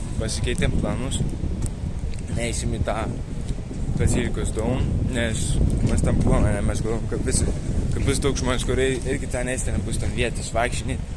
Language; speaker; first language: Lithuanian; early bilingual, heritage; Lithuanian